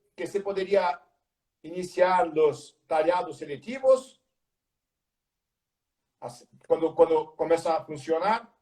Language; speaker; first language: Spanish; non-native, learner; Portuguese